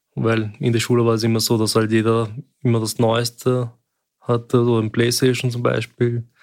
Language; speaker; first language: German; early bilingual, other home language; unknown